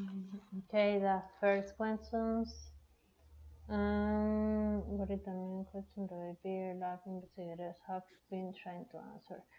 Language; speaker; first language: English; non-native, learner; Spanish